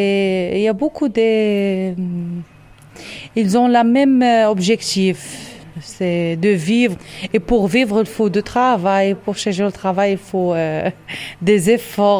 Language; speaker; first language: French; non-native, learner; Arabic